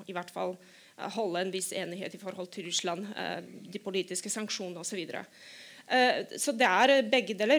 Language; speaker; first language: Norwegian; non-native, fluent; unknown